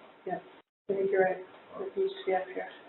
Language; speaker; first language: English; native; English